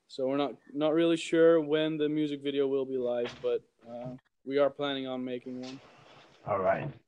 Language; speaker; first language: English; early bilingual, heritage; English